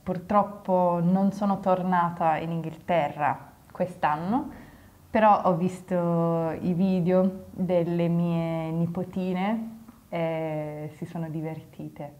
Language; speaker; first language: Italian; non-native, fluent; English